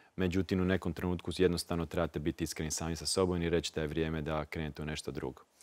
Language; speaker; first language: Croatian; native; Croatian